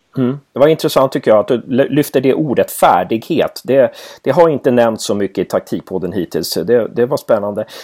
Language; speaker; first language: Swedish; native; Swedish